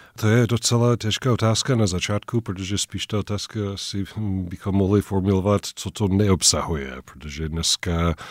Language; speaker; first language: Czech; non-native, fluent; English